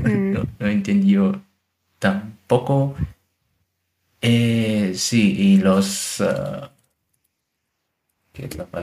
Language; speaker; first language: Spanish; non-native, learner; German